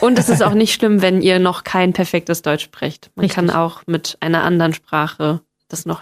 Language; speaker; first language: German; native; German